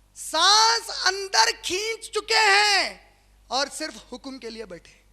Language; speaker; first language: Hindi; non-native, local second language; Urdu